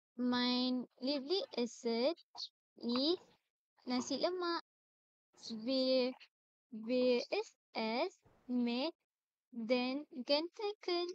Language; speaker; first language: German; non-native, learner; Malay